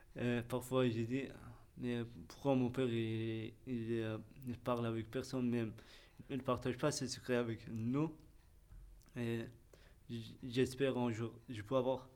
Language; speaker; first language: French; non-native, fluent; Persian